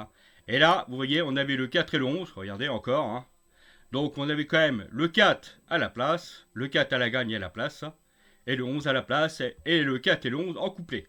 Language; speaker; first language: French; native; French